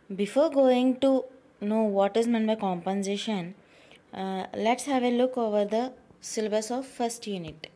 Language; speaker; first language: English; non-native, local second language; Telugu